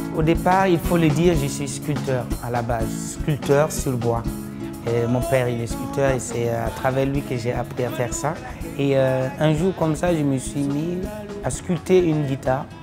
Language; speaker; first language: French; non-native, local second language; Mossi